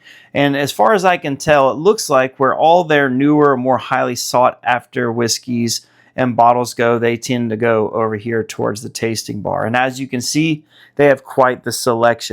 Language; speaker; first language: English; native; English